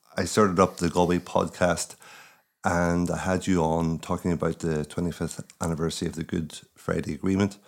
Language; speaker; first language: English; native; English